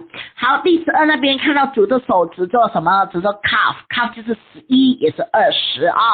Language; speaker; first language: Chinese; native; Chinese